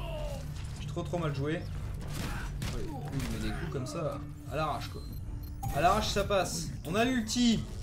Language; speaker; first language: French; native; French